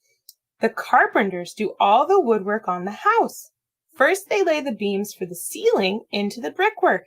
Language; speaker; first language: English; native; English